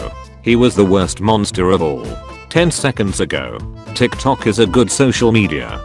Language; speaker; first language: English; native; English